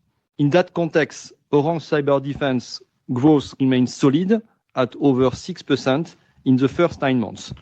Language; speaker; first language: English; non-native, fluent; French